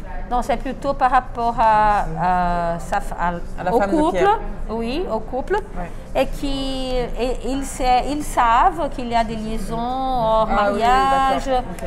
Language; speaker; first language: French; non-native, fluent; Portuguese